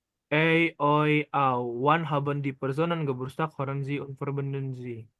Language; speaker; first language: German; non-native, learner; Indonesian